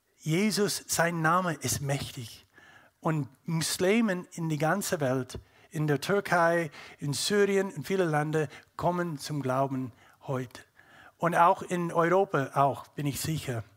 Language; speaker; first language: German; non-native, learner; English